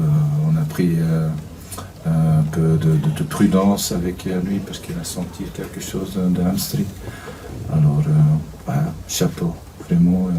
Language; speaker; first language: French; non-native, fluent; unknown